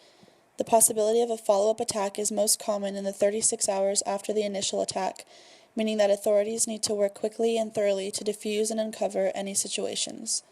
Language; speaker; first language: English; native; English